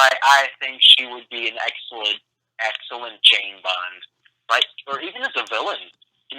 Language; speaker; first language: English; native; English